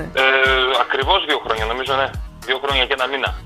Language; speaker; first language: Greek; native; Greek